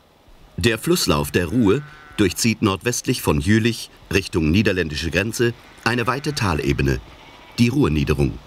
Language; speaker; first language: German; native; German